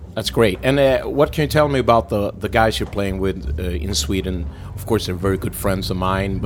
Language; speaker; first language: English; non-native, fluent; Swedish